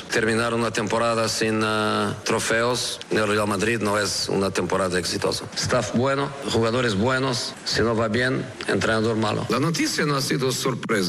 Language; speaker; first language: Spanish; non-native, fluent; Portuguese